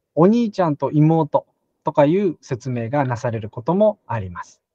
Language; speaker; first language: Japanese; native; Japanese